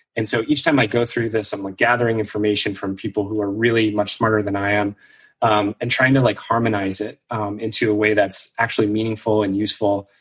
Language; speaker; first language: English; native; English